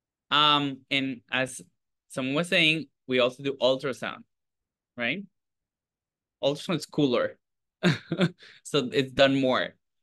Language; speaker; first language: English; non-native, fluent; Spanish